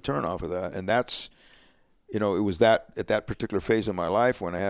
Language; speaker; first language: English; native; English